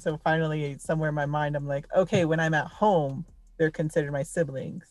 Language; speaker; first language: English; early bilingual, other home language; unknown